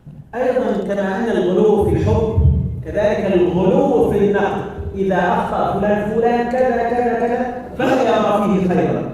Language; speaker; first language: Arabic; native; Arabic